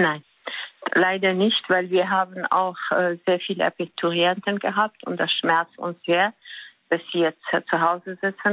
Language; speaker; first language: German; non-native, fluent; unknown